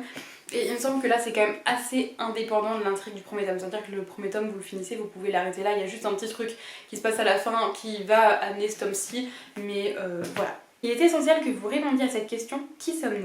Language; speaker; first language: French; native; French